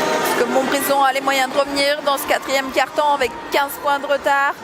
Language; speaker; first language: French; native; French